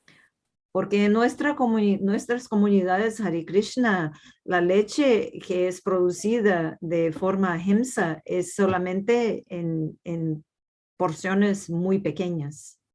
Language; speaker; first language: Spanish; non-native, fluent; Portuguese